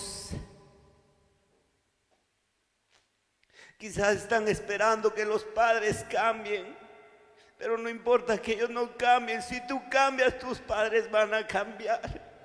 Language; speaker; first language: Spanish; native; Spanish